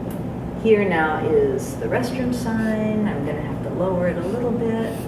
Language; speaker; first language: English; native; English